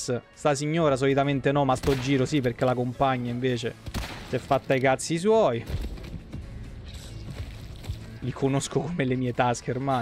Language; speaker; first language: Italian; native; Italian